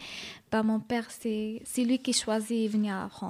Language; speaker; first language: French; non-native, learner; Arabic